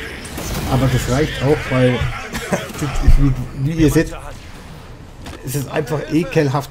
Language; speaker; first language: German; native; German